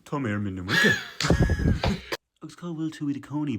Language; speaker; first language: Irish; non-native, local second language; English